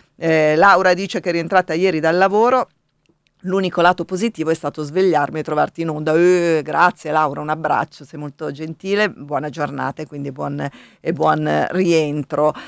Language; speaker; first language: Italian; native; Italian